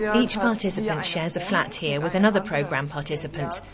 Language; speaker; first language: English; non-native, fluent; Turkish